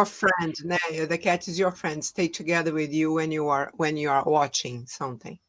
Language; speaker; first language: English; non-native, fluent; Portuguese